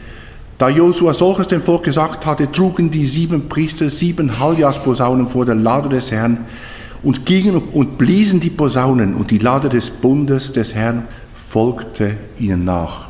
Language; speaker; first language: German; native; German